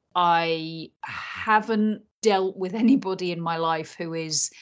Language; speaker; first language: English; native; English